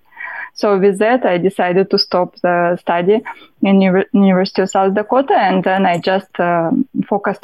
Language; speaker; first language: English; non-native, fluent; Russian